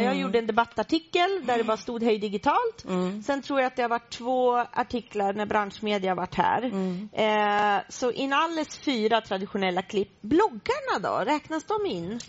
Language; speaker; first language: Swedish; native; Swedish